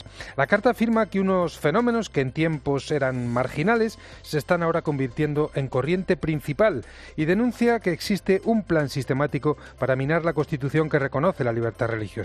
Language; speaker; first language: Spanish; native; Spanish